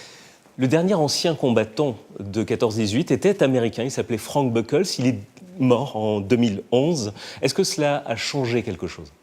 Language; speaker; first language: French; native; French